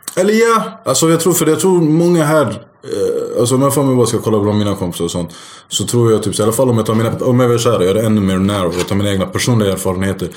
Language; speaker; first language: Swedish; early bilingual, other home language; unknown